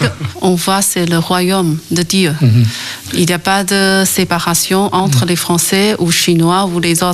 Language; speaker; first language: French; non-native, learner; Chinese